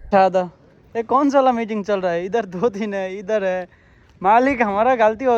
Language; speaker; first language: Hindi; non-native, learner; Bangla